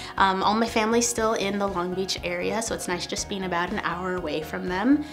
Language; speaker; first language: English; native; English